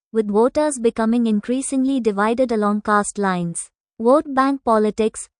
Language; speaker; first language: English; non-native, local second language; Tamil